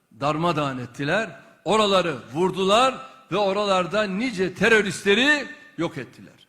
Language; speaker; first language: Turkish; native; Turkish